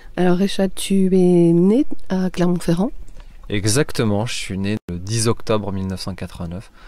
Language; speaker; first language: French; native; French